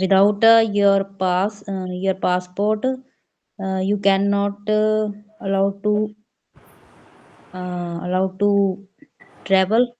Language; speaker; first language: English; non-native, local second language; Hindi